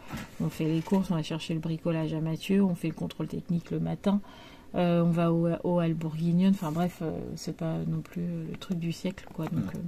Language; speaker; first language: French; native; French